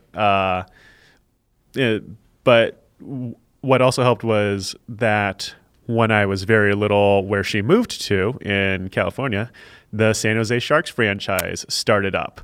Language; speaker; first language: English; native; English